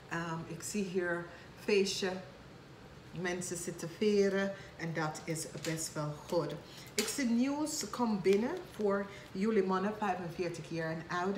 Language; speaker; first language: Dutch; non-native, fluent; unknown